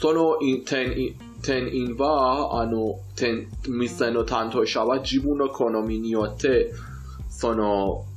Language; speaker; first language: Japanese; non-native, fluent; Persian